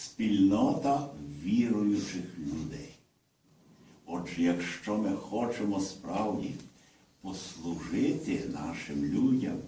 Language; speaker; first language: Ukrainian; early bilingual, heritage; Ukrainian